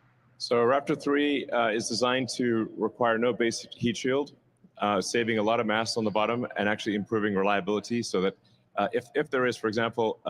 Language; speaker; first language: English; native; English